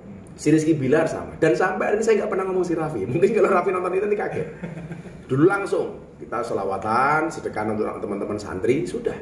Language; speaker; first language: Indonesian; native; Indonesian